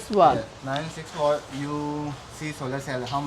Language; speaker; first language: English; non-native, learner; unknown